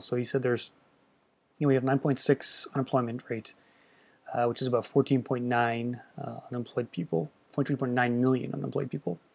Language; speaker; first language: English; native; English